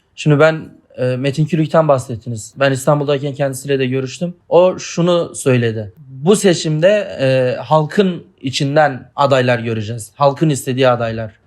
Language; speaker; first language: Turkish; native; Turkish